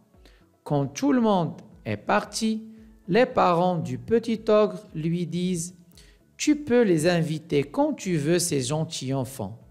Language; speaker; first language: French; non-native, local second language; Arabic